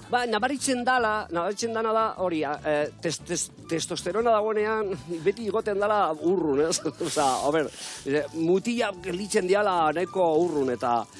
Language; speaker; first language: Basque; non-native, local second language; Spanish